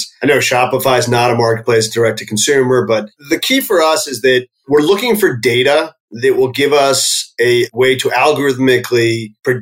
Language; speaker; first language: English; native; English